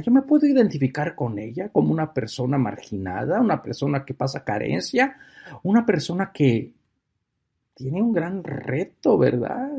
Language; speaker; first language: Spanish; native; Spanish